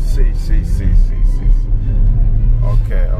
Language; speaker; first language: Spanish; non-native, learner; English